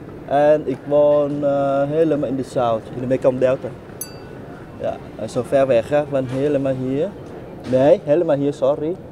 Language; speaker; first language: Dutch; non-native, learner; Vietnamese